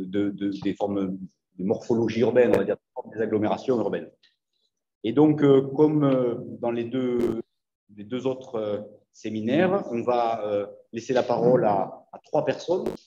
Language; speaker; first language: French; native; French